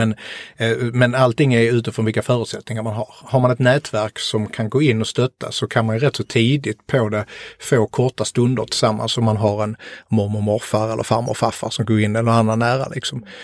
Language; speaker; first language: Swedish; native; Swedish